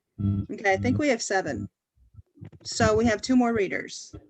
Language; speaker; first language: English; native; English